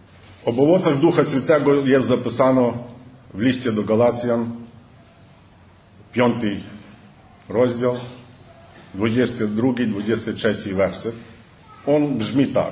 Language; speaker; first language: Polish; early bilingual, heritage; Polish